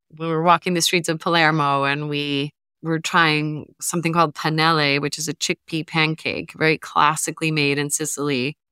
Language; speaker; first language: English; native; English